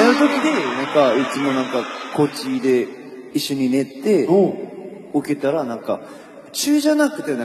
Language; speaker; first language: Japanese; non-native, learner; Korean